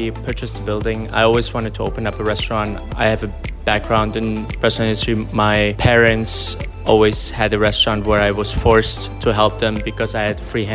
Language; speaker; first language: English; non-native, fluent; German